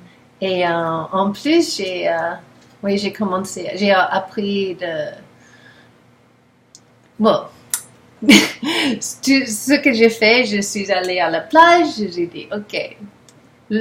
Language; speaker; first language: French; non-native, learner; English